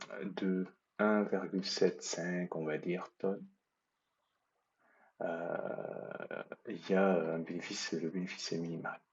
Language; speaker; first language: French; native; French